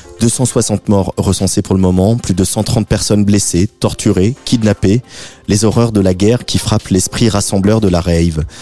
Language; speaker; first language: French; native; French